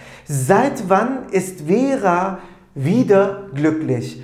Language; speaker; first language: German; non-native, fluent; Turkish